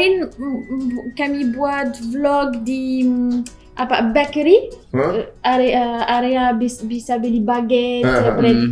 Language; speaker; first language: Indonesian; non-native, learner; French